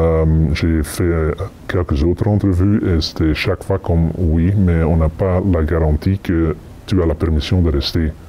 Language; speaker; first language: French; non-native, fluent; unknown